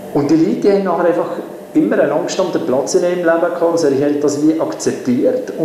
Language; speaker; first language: German; native; German